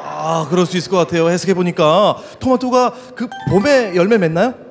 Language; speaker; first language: Korean; native; Korean